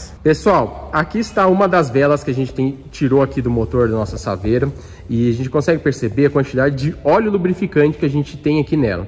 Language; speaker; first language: Portuguese; native; Portuguese